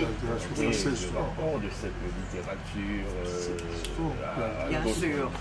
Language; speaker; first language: French; non-native, local second language; Haitian Creole